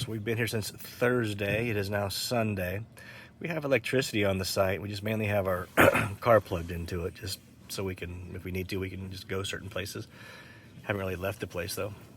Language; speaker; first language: English; native; English